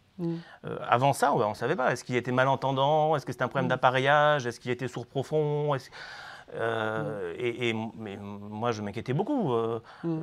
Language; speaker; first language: French; native; French